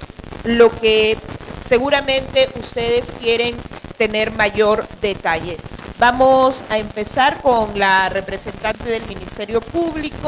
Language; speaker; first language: Spanish; native; Spanish